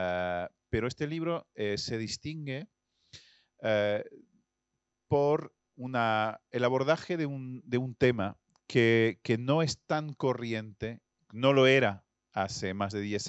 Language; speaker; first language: Spanish; non-native, fluent; French